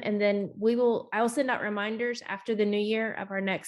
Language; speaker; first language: English; native; English